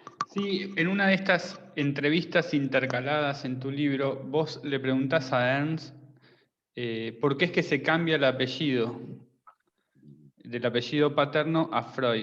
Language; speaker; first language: Spanish; native; Spanish